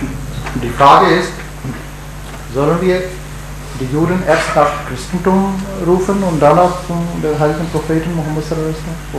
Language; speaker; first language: German; non-native, learner; Urdu